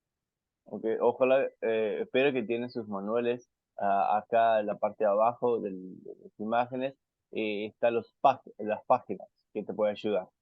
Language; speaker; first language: Spanish; non-native, fluent; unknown